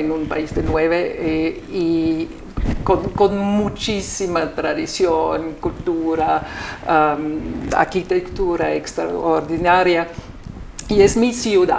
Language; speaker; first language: Spanish; non-native, fluent; German